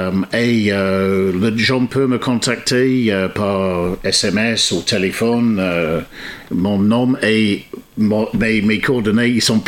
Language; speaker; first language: French; non-native, fluent; English